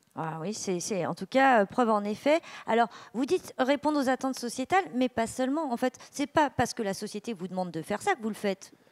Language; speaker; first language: French; native; French